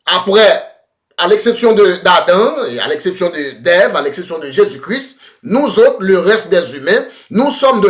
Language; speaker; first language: French; non-native, local second language; Haitian Creole